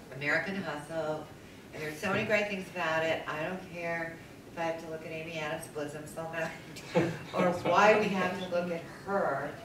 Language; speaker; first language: English; native; English